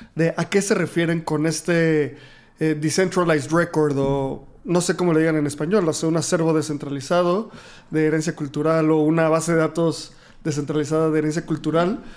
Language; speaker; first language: Spanish; native; Spanish